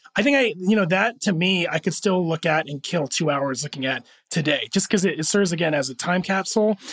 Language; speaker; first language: English; early bilingual, other home language; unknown